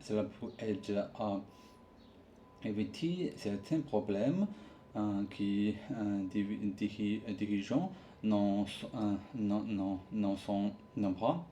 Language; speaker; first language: French; non-native, learner; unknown